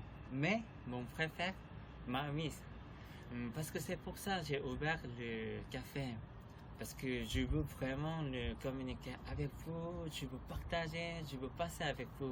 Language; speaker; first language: French; non-native, learner; Korean